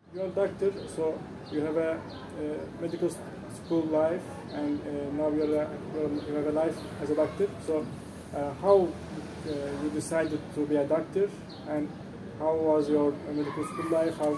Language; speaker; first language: English; non-native, learner; Turkish